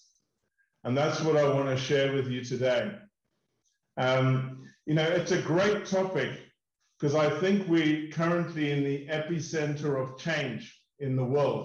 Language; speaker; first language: English; native; English